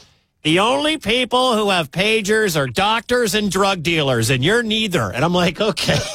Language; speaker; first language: English; native; English